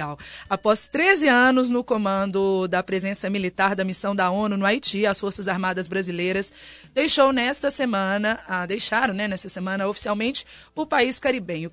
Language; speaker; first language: Portuguese; native; Portuguese